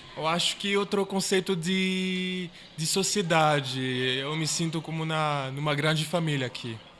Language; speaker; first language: Portuguese; early bilingual, heritage; Portuguese